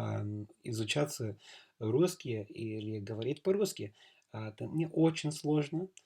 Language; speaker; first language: Russian; non-native, learner; English